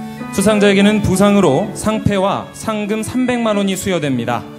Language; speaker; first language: Korean; native; Korean